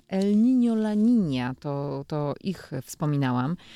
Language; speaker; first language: Polish; native; Polish